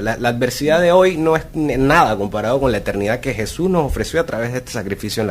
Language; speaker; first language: Spanish; native; Spanish